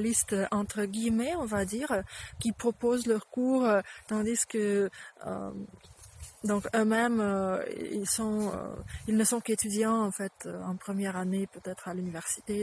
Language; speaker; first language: French; non-native, fluent; Russian